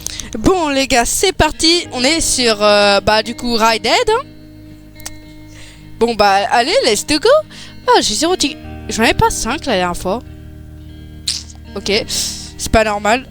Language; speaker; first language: French; native; French